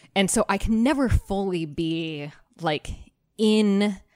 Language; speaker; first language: English; native; English